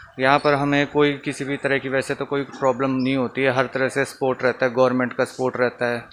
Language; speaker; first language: Hindi; non-native, local second language; Nepali